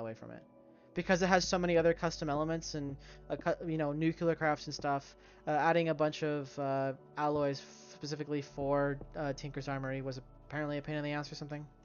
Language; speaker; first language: English; native; English